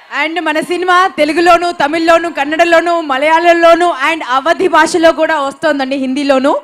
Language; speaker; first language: Telugu; native; Telugu